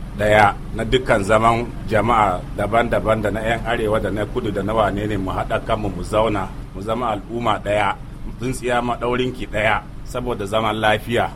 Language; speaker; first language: Hausa; non-native, local second language; Kanuri